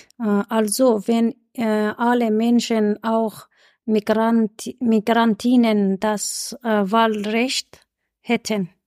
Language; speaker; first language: German; non-native, learner; Persian